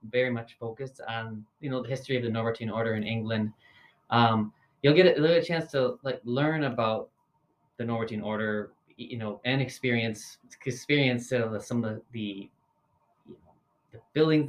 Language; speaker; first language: English; native; English